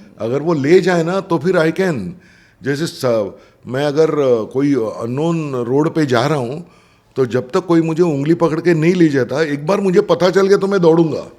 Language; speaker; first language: Hindi; non-native, local second language; Marathi